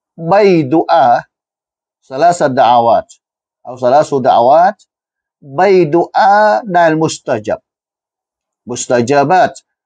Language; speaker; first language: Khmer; non-native, local second language; Western Cham